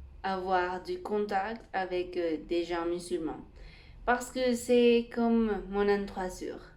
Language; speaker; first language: French; non-native, fluent; Spanish